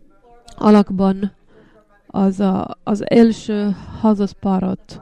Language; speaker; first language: Hungarian; non-native, learner; Finnish